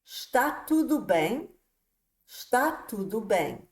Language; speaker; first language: Portuguese; non-native, fluent; English